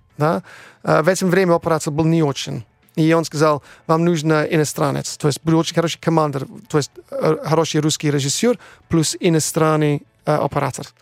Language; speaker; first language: Russian; non-native, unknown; English